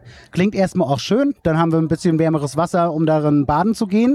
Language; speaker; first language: German; native; German